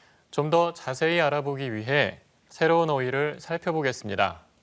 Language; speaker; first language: Korean; native; Korean